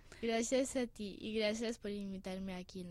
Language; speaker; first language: Spanish; non-native, local second language; French